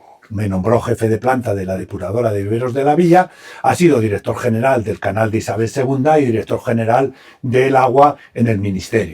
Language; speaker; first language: Spanish; native; Spanish